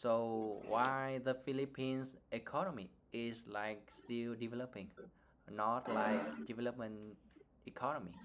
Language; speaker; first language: English; non-native, learner; Vietnamese